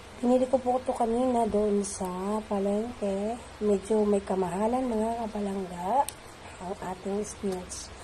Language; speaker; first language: Filipino; non-native, local second language; Cebuano